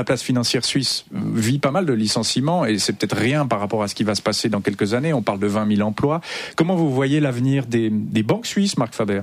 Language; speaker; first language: French; native; French